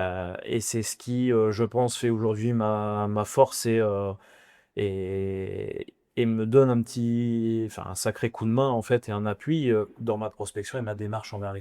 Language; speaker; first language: French; native; French